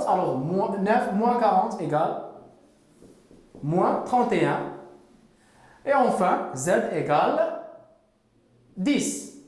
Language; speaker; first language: French; non-native, local second language; Arabic